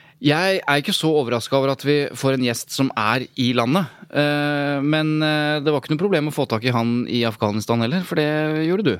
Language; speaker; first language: Norwegian; native; Norwegian